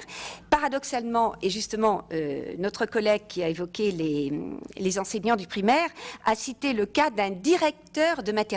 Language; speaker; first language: French; native; French